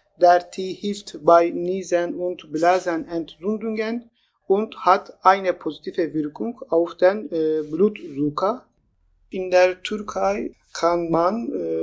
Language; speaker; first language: German; non-native, fluent; Turkish